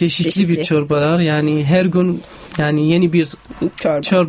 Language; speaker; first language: Turkish; non-native, learner; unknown